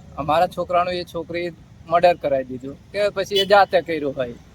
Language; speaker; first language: Gujarati; non-native, local second language; Rathawi